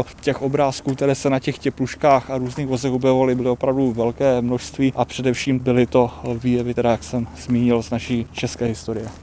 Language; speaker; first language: Czech; native; Czech